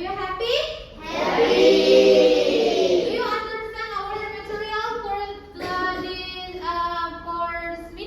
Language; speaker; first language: English; non-native, learner; Indonesian